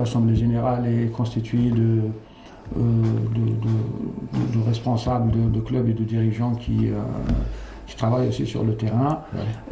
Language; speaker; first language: French; non-native, local second language; Arabic